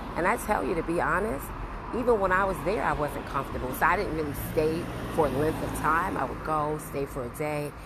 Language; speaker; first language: English; native; English